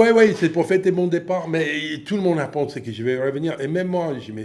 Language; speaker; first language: French; non-native, fluent; English